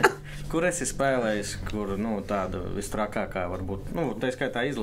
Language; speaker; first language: Latvian; native; Latvian